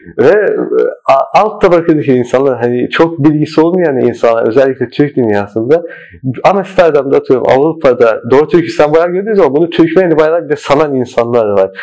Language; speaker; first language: Turkish; early bilingual, heritage; Turkish